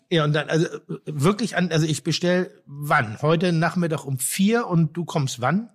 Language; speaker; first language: German; native; German